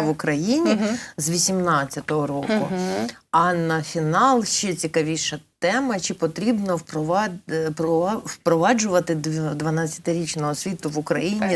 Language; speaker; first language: Ukrainian; native; Ukrainian